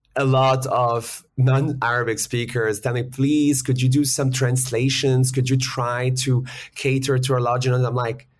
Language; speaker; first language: English; early bilingual, other home language; Arabic